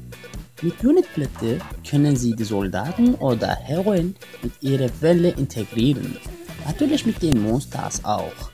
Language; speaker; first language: German; non-native, learner; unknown